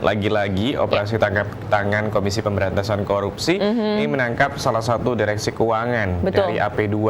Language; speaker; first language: Indonesian; native; Indonesian